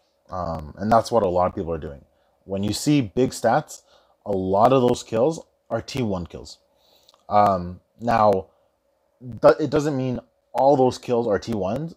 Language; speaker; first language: English; early bilingual, other home language; Spanish